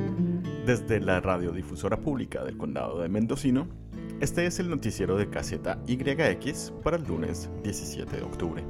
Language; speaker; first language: Spanish; native; Spanish